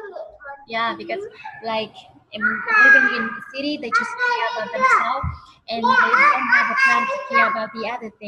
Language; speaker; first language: English; non-native, fluent; Vietnamese